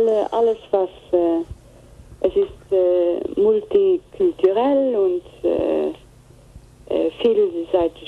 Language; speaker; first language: German; non-native, fluent; Greek